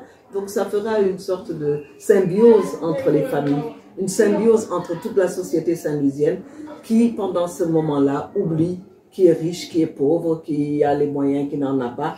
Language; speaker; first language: French; non-native, local second language; Wolof